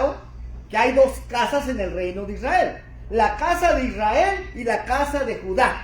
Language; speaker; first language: Spanish; native; Spanish